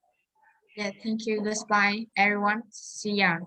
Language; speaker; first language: English; non-native, learner; Vietnamese